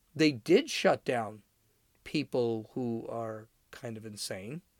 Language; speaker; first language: English; native; English